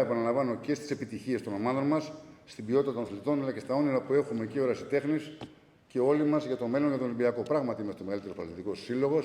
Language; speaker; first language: Greek; native; Greek